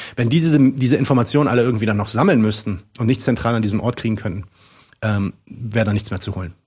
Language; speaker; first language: German; early bilingual, other home language; Arabic